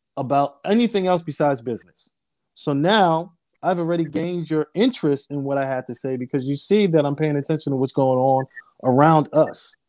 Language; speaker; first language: English; native; English